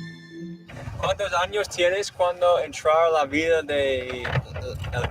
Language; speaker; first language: Spanish; non-native, learner; English